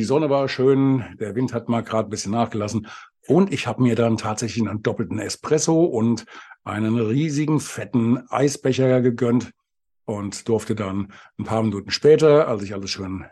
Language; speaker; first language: German; native; German